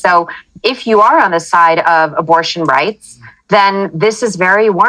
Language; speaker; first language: English; native; English